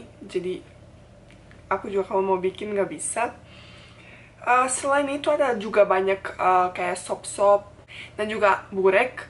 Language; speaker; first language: Indonesian; non-native, fluent; Bosnian